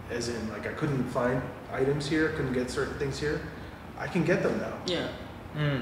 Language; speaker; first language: English; native; English